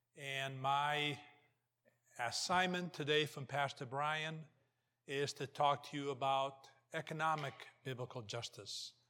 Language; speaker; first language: English; early bilingual, other home language; Portuguese